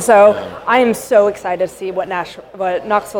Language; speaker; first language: English; native; English